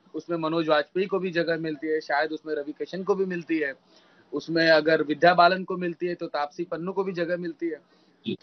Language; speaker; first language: Hindi; native; Hindi